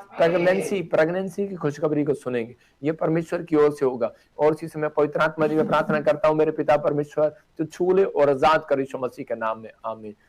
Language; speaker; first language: Hindi; non-native, local second language; Punjabi